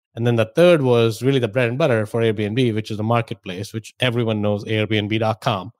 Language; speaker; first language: English; non-native, local second language; Hindi